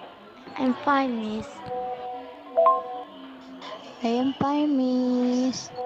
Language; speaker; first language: English; non-native, learner; Indonesian